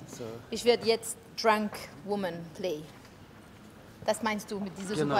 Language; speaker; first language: German; non-native, fluent; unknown